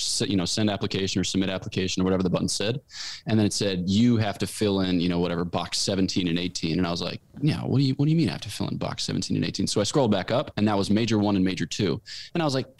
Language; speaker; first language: English; native; English